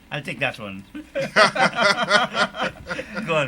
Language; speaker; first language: English; native; English